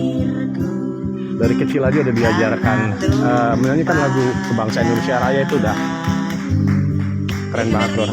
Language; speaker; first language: Indonesian; native; Indonesian